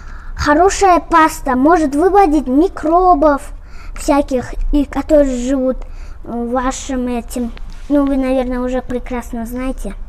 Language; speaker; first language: Russian; non-native, local second language; Kyrgyz